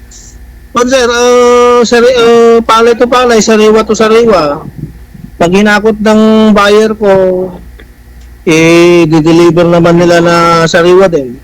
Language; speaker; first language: Filipino; non-native, local second language; Iloko